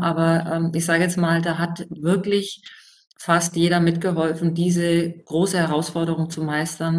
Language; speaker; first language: German; native; German